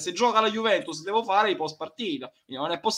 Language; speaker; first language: Italian; native; Italian